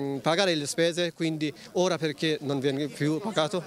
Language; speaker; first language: Italian; non-native, fluent; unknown